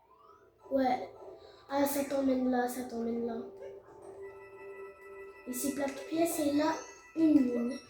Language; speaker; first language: French; native; French